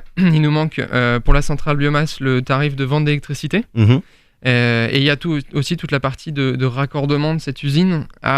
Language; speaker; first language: French; native; French